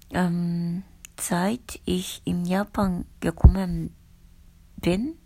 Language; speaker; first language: German; non-native, learner; Japanese